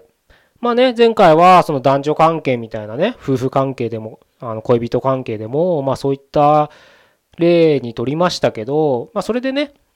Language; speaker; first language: Japanese; native; Japanese